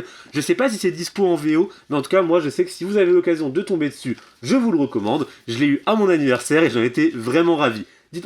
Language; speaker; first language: French; native; French